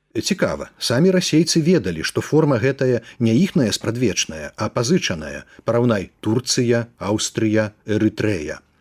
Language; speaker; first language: Belarusian; native; Belarusian